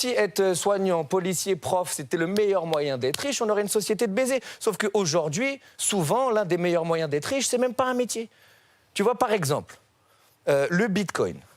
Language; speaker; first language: French; native; French